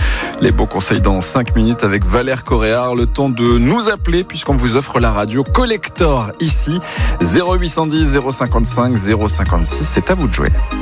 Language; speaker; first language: French; native; French